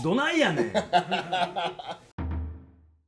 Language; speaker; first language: Japanese; native; Japanese